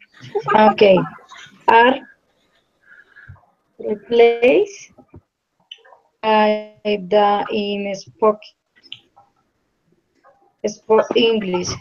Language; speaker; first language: English; non-native, learner; Spanish